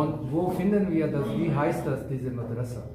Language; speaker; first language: German; non-native, learner; Urdu